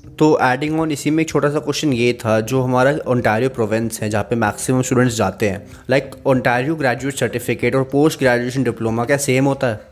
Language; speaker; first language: Hindi; native; Hindi